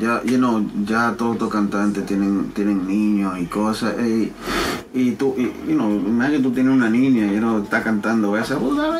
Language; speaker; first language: Spanish; native; Spanish